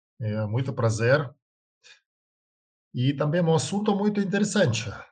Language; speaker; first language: Portuguese; non-native, learner; Russian